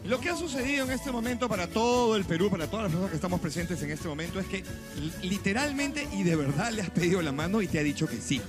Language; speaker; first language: Spanish; native; Spanish